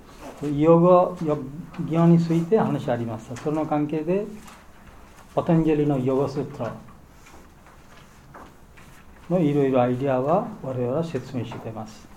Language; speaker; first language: Japanese; non-native, learner; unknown